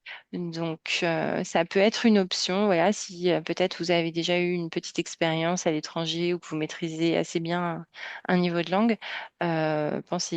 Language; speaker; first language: French; native; French